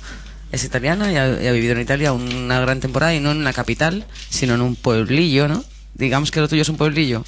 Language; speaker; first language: Spanish; native; Spanish